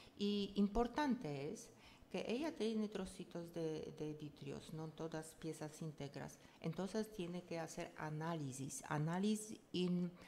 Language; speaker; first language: Spanish; non-native, fluent; Polish